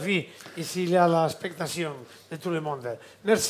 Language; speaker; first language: French; non-native, learner; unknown